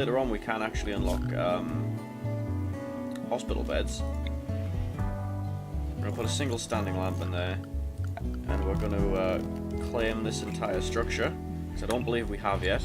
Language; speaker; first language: English; native; English